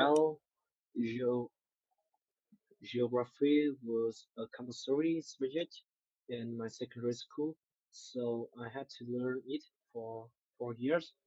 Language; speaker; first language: English; non-native, learner; Vietnamese